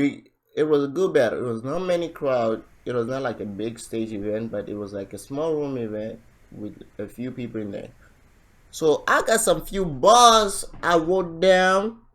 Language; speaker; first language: English; native; English